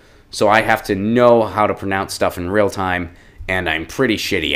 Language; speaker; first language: English; native; English